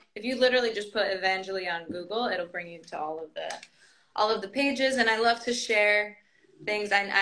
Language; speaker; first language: English; early bilingual, other home language; Greek